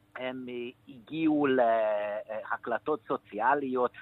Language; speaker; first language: Hebrew; non-native, fluent; Hungarian